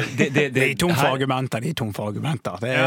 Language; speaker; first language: Norwegian; native; Norwegian